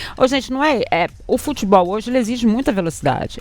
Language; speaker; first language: Portuguese; native; Portuguese